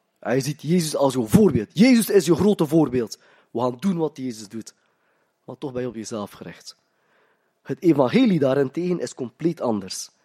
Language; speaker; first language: Dutch; native; Dutch